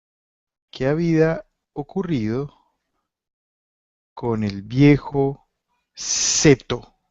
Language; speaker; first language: Spanish; native; Spanish